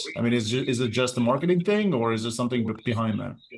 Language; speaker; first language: English; native; English